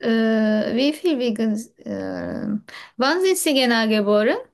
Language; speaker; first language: German; non-native, learner; Turkish